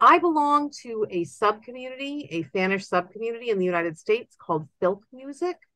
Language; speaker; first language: English; native; English